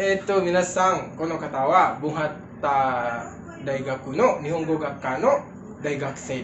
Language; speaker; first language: Japanese; non-native, fluent; Indonesian